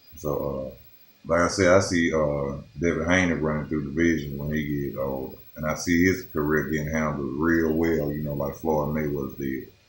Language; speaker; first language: English; native; English